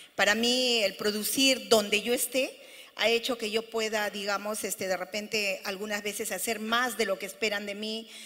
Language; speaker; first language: Spanish; native; Spanish